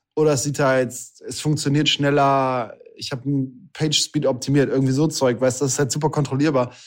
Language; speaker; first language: German; native; German